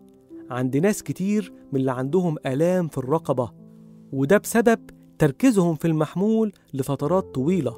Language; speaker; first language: Arabic; native; Arabic